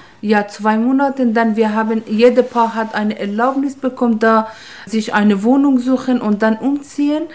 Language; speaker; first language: German; non-native, fluent; Persian